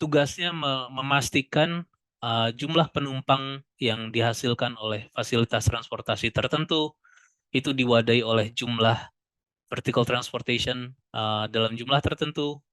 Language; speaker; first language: Indonesian; native; Indonesian